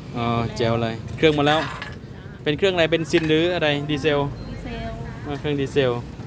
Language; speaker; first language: Thai; native; Thai